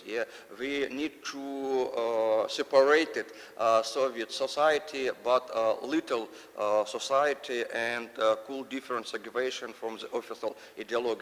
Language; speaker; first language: English; non-native, learner; Russian